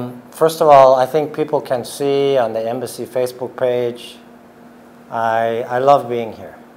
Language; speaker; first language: English; native; English